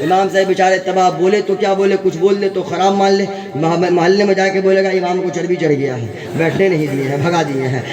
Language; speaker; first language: Hindi; native; Hindi